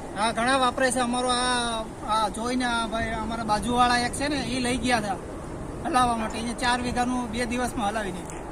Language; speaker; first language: Gujarati; native; Gujarati